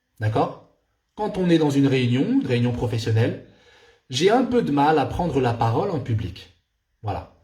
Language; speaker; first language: French; non-native, local second language; Arabic